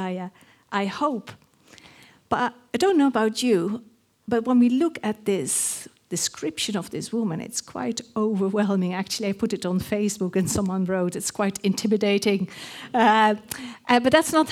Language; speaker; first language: English; non-native, fluent; Dutch